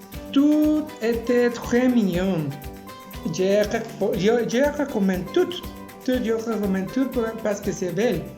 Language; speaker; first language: French; non-native, learner; Spanish